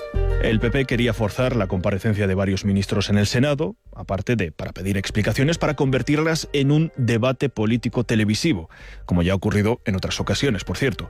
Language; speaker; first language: Spanish; native; Spanish